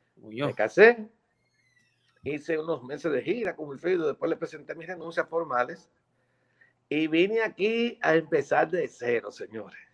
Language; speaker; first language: Spanish; native; Spanish